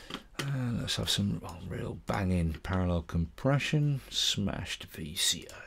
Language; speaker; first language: English; native; English